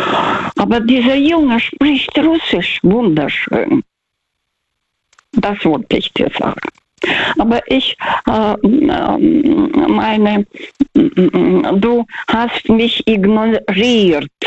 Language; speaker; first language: German; non-native, fluent; Russian